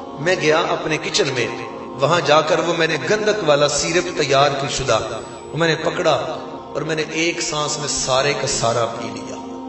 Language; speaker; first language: Urdu; non-native, local second language; Punjabi